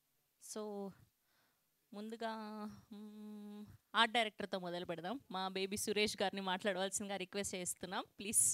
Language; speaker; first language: Telugu; native; Telugu